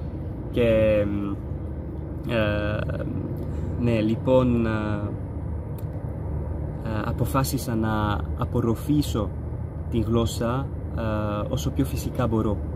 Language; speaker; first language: Greek; non-native, fluent; Arabic